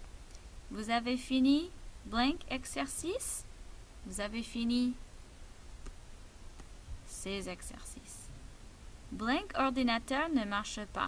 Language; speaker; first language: French; non-native, fluent; English